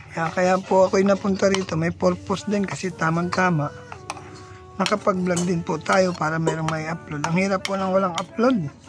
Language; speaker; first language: Filipino; native; Filipino